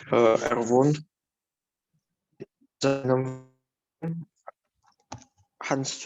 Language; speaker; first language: German; non-native, learner; Indonesian